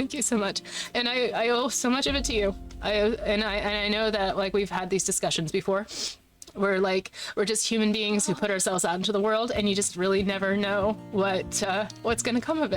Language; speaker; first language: English; native; English